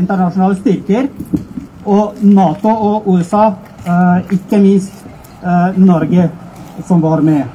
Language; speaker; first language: Norwegian; non-native, fluent; Persian